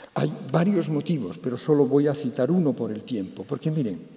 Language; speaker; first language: Spanish; native; Spanish